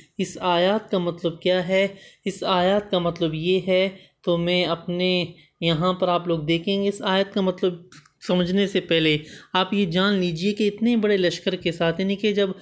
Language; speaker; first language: Urdu; native; Urdu